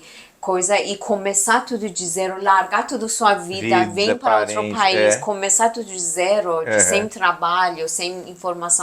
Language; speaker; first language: Portuguese; non-native, learner; Persian